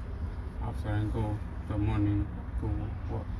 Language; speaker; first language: English; non-native, learner; Romanian